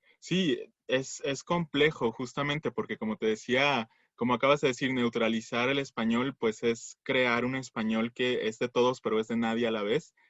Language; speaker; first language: Spanish; native; Spanish